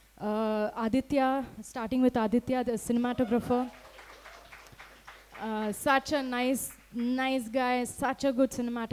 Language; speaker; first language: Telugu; non-native, fluent; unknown